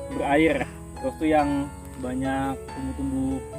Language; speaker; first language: Indonesian; native; Indonesian